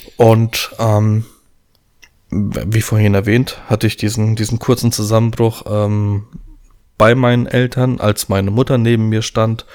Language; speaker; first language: German; early bilingual, other home language; Polish